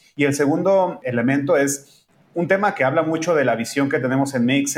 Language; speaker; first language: Spanish; native; Spanish